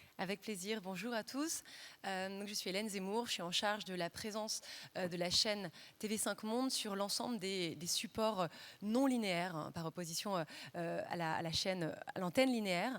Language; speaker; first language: French; native; French